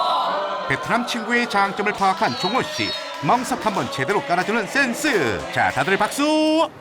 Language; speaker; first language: Korean; native; Korean